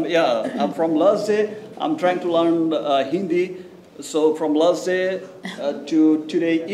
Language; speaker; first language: English; non-native, learner; Bangla